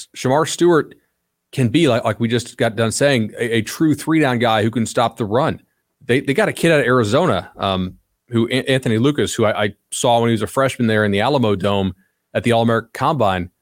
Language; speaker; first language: English; native; English